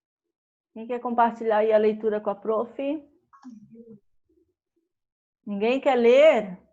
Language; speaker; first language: Portuguese; native; Portuguese